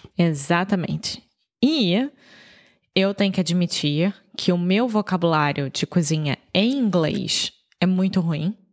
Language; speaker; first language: Portuguese; native; Portuguese